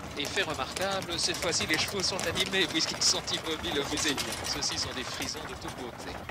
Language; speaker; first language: French; native; French